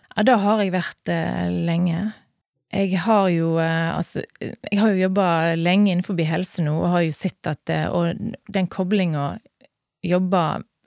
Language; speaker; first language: Norwegian; native; Norwegian